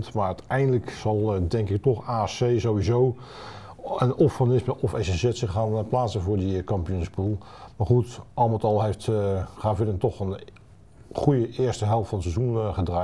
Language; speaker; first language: Dutch; native; Dutch